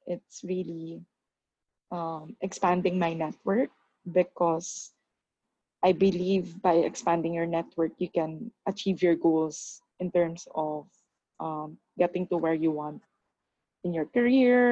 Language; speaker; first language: English; non-native, local second language; Filipino